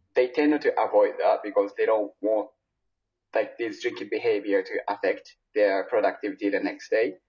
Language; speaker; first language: English; non-native, fluent; Japanese